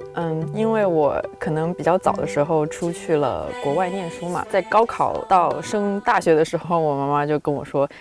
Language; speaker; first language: Chinese; native; Chinese